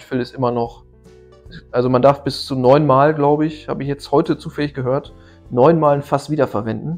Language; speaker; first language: German; native; German